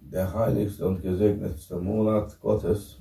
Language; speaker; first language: German; non-native, fluent; Turkish